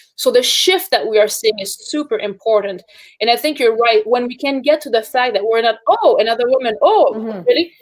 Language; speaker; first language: English; native; English